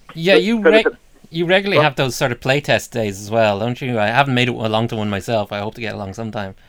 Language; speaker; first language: English; native; English